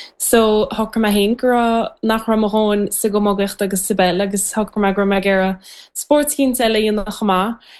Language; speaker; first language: Irish; native; Irish